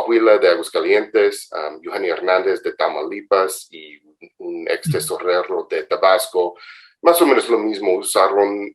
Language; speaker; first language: Spanish; non-native, fluent; English